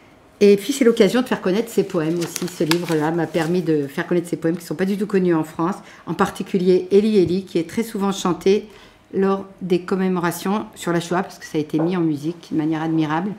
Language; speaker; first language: French; native; French